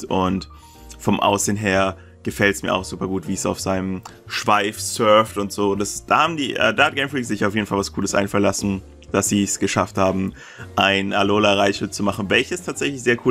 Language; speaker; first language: German; native; German